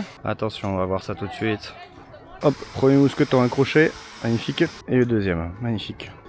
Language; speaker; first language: French; native; French